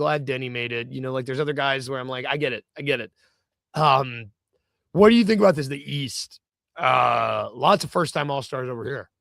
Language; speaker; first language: English; native; English